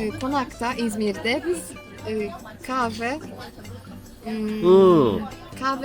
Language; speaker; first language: Turkish; non-native, learner; Polish